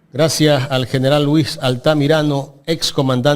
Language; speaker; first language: Spanish; native; Spanish